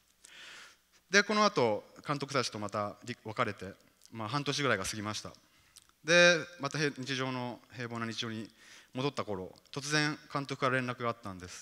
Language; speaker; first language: Japanese; native; Japanese